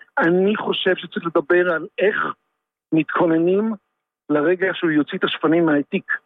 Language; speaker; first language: Hebrew; native; Hebrew